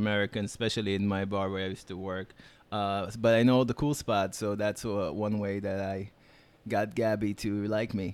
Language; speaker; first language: English; non-native, fluent; Hebrew